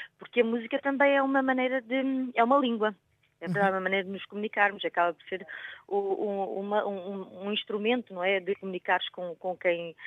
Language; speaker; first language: Portuguese; native; Portuguese